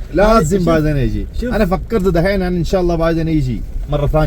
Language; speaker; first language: Arabic; non-native, learner; Malayalam